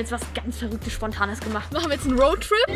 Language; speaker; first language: German; native; German